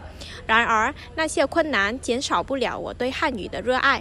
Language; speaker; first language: Chinese; non-native, fluent; Vietnamese